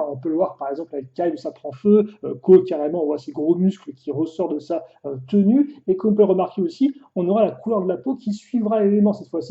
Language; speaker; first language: French; native; French